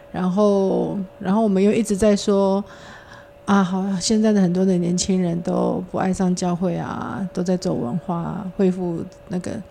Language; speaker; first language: Chinese; native; Chinese